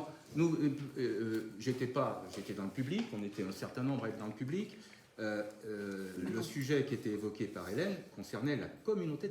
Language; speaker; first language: French; native; French